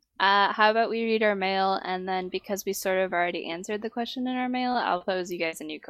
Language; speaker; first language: English; native; English